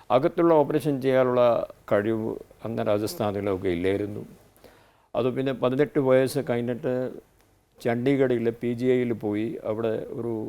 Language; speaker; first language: Malayalam; non-native, fluent; Hindi